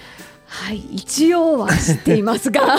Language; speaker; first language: Japanese; native; Japanese